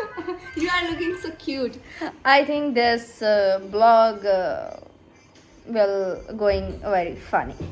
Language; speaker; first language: English; non-native, learner; Hindi